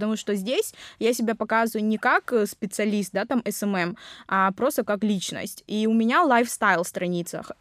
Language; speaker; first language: Russian; non-native, local second language; Vietnamese